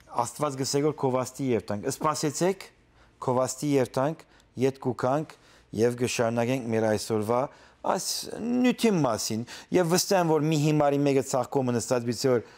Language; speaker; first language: Armenian; early bilingual, heritage; Armenian